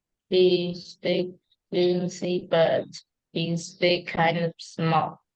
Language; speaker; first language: English; non-native, learner; Vietnamese